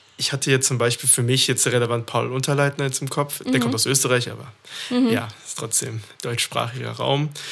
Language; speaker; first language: German; early bilingual, other home language; Persian